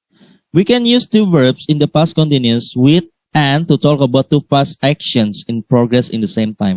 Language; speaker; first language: English; non-native, learner; Indonesian